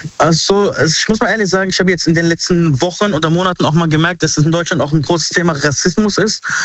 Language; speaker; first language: German; early bilingual, other home language; Arabic